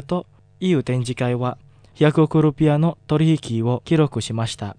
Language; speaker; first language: Japanese; non-native, fluent; Indonesian